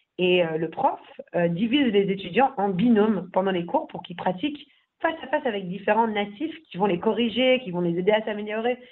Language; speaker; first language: French; native; French